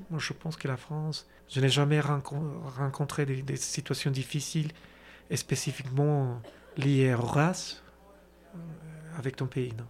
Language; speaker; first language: French; non-native, fluent; Spanish